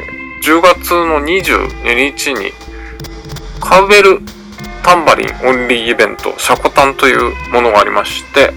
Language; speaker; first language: Japanese; native; Japanese